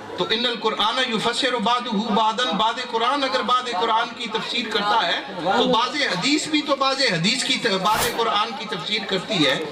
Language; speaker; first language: Urdu; non-native, local second language; Punjabi